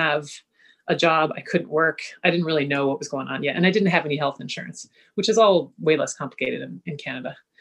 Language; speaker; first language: English; native; English